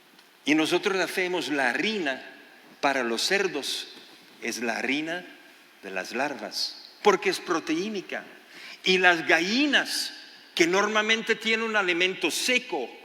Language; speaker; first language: Spanish; non-native, fluent; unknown